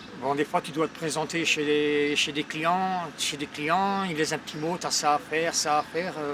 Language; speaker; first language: French; native; French